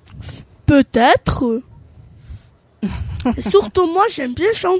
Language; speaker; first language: French; early bilingual, other home language; Albanian